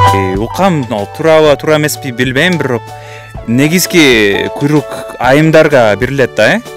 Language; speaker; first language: Kyrgyz; non-native, fluent; English